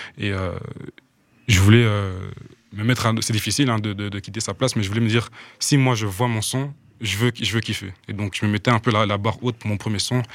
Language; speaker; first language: French; non-native, local second language; Rundi